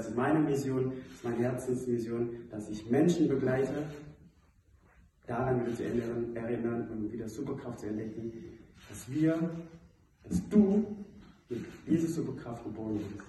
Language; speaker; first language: German; non-native, fluent; Indonesian